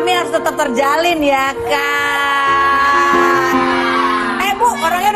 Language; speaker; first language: Indonesian; native; Indonesian